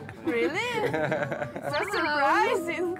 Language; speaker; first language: English; non-native, fluent; Russian